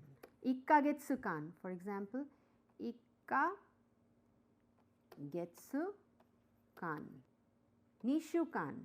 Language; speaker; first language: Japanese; non-native, fluent; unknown